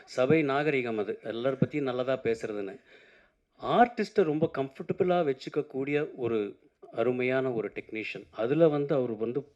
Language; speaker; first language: Tamil; non-native, local second language; Telugu